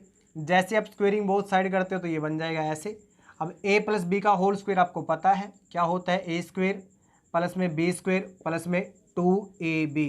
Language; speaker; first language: Hindi; native; Hindi